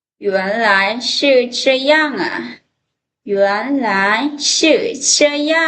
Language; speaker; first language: Chinese; non-native, fluent; Lao